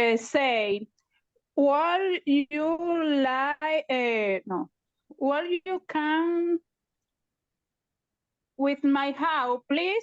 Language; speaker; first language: English; non-native, learner; Spanish